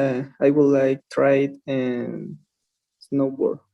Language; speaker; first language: English; non-native, learner; Spanish